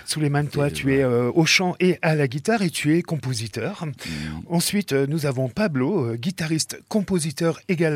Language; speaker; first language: French; native; French